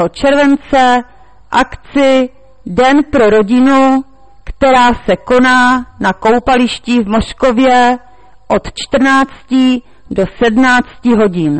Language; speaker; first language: Czech; native; Czech